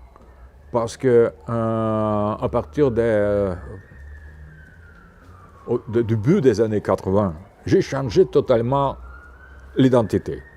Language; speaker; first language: French; non-native, fluent; Russian